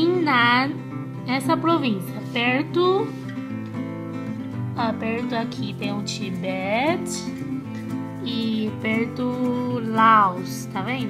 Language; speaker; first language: Portuguese; non-native, fluent; Chinese